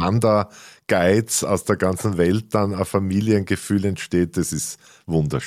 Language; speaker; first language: German; native; German